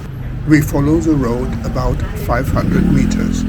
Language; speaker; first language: English; non-native, fluent; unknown